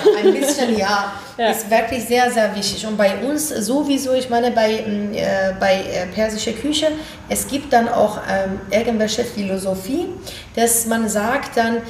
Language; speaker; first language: German; non-native, fluent; Persian